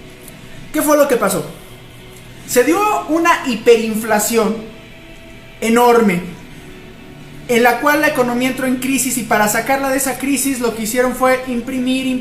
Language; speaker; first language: Spanish; native; Spanish